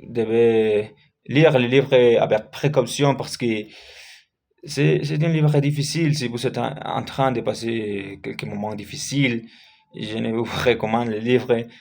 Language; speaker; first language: French; non-native, learner; Spanish